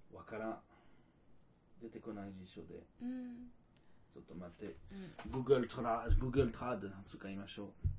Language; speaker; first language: Japanese; non-native, fluent; French